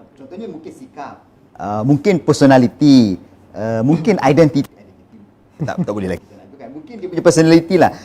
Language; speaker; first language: Malay; native; Malay